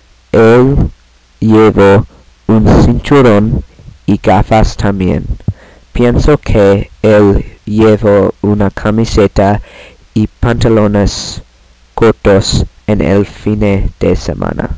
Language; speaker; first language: Spanish; non-native, learner; English